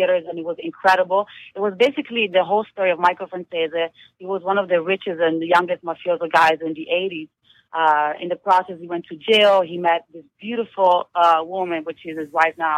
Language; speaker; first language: English; non-native, fluent; Italian